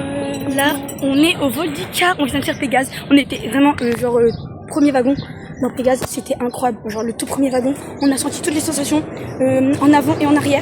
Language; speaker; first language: French; native; French